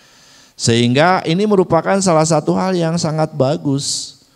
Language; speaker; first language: Indonesian; native; Indonesian